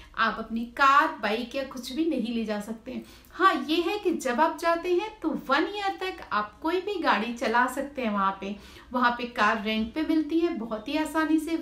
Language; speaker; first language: Hindi; native; Hindi